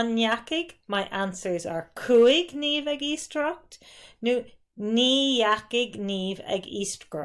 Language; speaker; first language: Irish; non-native, fluent; English